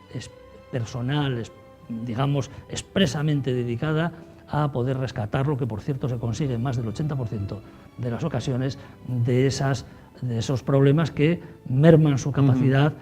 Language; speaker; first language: Spanish; native; Spanish